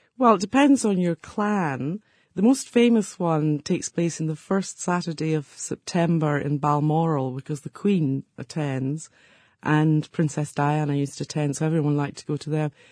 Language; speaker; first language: English; native; English